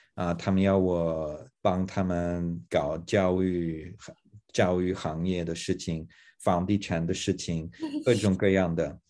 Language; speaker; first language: Chinese; non-native, fluent; English